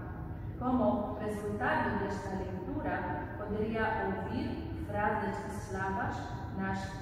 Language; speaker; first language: Portuguese; non-native, learner; Polish